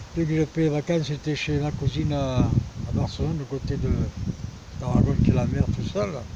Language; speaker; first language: French; early bilingual, other home language; Spanish